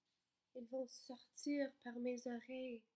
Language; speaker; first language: French; non-native, fluent; English